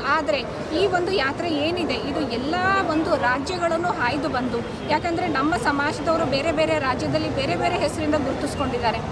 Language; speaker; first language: Kannada; native; Kannada